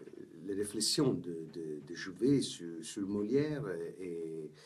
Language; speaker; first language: French; non-native, fluent; Italian